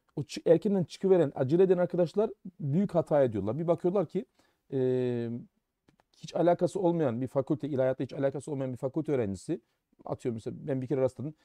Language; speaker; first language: Turkish; early bilingual, heritage; German